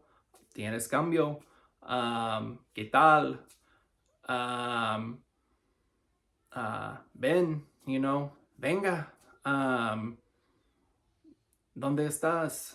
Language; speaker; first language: Spanish; non-native, learner; English